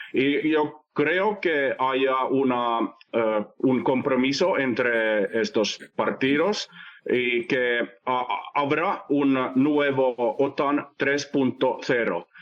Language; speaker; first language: Spanish; non-native, fluent; Finnish